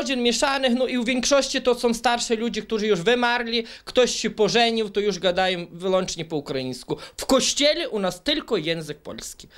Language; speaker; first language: Polish; non-native, local second language; Ukrainian